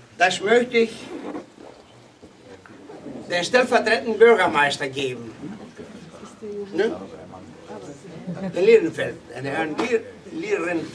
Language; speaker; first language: German; non-native, fluent; Greek